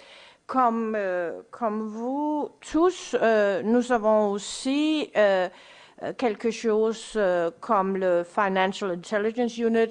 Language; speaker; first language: French; non-native, fluent; Danish